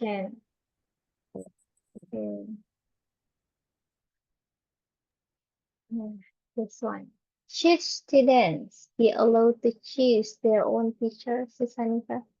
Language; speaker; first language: English; non-native, fluent; Indonesian